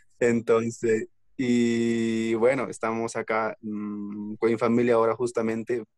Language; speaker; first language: Spanish; native; Spanish